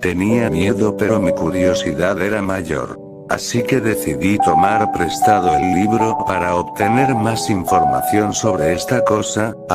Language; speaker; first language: Spanish; native; Spanish